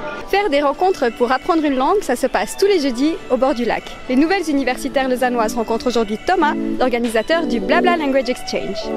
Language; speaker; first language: French; native; French